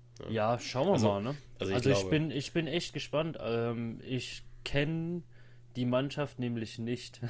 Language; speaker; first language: German; native; German